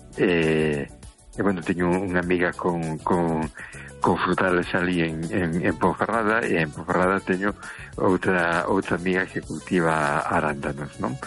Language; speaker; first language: Galician; non-native, local second language; Spanish